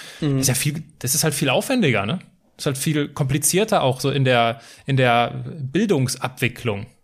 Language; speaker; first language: German; native; German